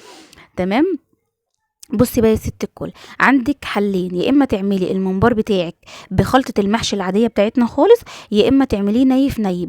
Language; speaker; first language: Arabic; native; Arabic